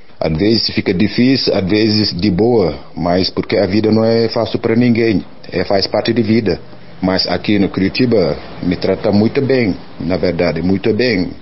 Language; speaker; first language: Portuguese; non-native, learner; Wolof